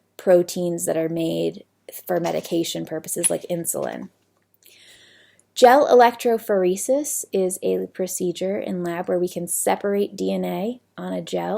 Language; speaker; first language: English; native; English